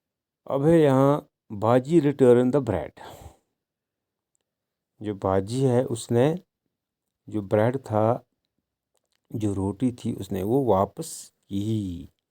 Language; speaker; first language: Hindi; non-native, local second language; Kashmiri